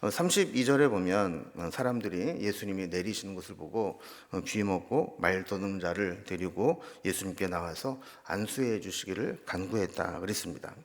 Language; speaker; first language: Korean; native; Korean